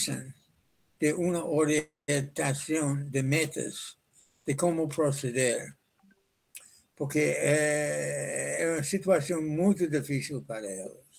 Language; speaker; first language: Portuguese; non-native, fluent; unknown